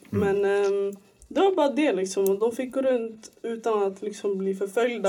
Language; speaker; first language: Swedish; early bilingual, other home language; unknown